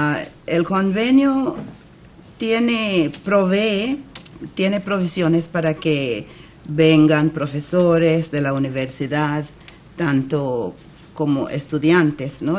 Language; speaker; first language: Spanish; non-native, fluent; English